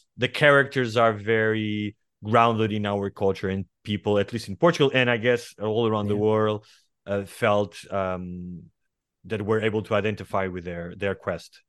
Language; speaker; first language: English; non-native, fluent; Portuguese